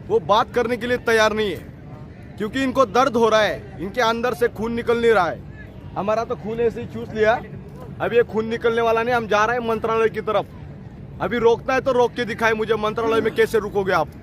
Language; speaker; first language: Hindi; non-native, local second language; Marathi